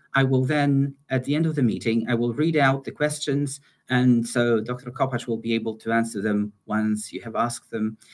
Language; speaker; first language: English; non-native, fluent; Polish